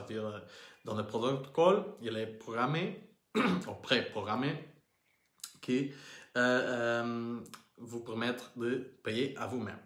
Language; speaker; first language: French; non-native, learner; Portuguese